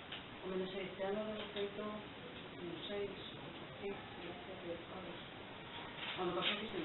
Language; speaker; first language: Spanish; non-native, local second language; Galician